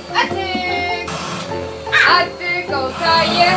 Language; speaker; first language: Turkish; native; Turkish